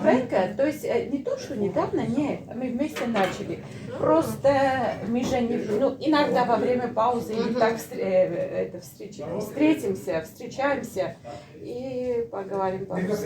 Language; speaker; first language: Russian; non-native, fluent; Armenian